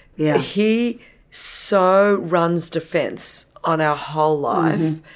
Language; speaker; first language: English; non-native, local second language; Greek